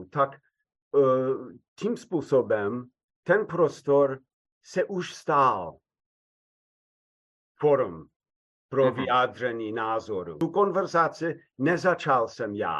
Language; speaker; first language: Czech; non-native, fluent; English